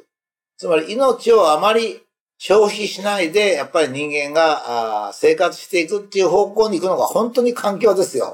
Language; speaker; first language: Japanese; native; Japanese